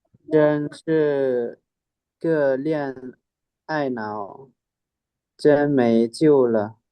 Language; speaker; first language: Chinese; non-native, learner; Lao